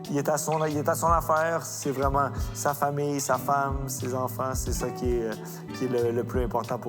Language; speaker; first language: French; native; French